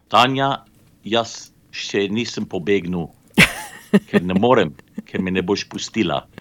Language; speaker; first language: Slovenian; early bilingual, heritage; Slovenian